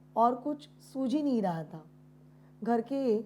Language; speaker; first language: Hindi; non-native, local second language; Marathi